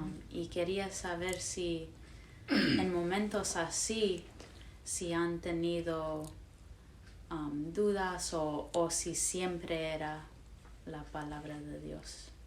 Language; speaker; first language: Spanish; early bilingual, heritage; English